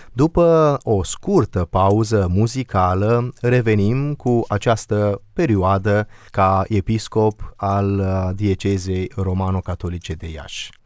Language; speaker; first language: Romanian; native; Romanian